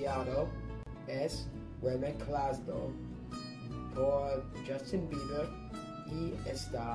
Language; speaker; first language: Spanish; non-native, learner; English